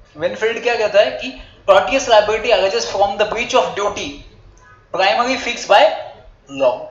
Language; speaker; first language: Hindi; non-native, local second language; Marathi